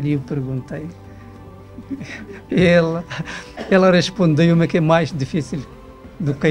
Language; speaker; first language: Portuguese; non-native, learner; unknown